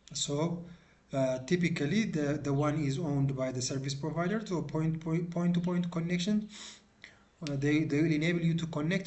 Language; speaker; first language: English; non-native, local second language; Amharic